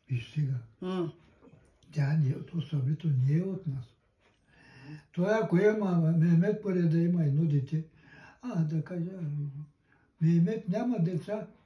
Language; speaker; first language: Bulgarian; non-native, local second language; Turkish